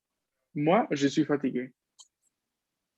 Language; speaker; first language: French; non-native, fluent; Spanish